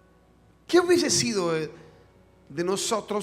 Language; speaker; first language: Spanish; native; Spanish